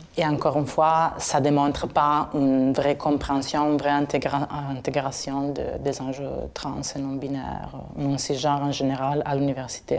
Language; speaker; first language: French; non-native, fluent; Italian